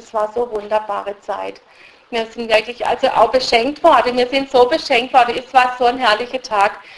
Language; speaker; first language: German; early bilingual, other home language; Russian